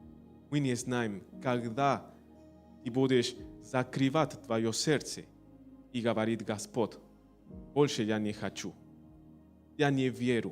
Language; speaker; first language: Russian; non-native, learner; Spanish